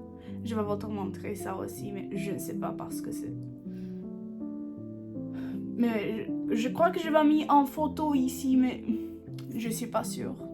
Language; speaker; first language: French; non-native, learner; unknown